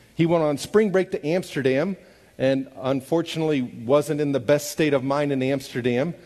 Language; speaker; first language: English; native; English